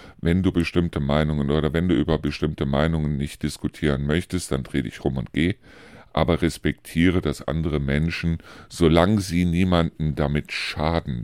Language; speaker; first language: German; native; German